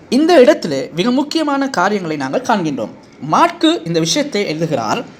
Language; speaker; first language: Tamil; non-native, fluent; English